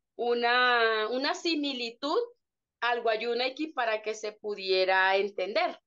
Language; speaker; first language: Spanish; native; Spanish